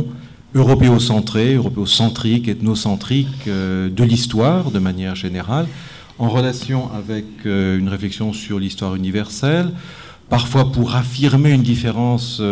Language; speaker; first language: French; native; French